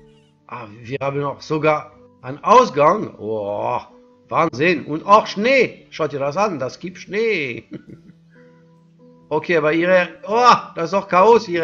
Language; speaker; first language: German; non-native, learner; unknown